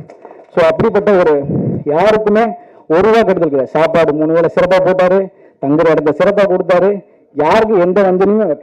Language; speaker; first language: Tamil; native; Tamil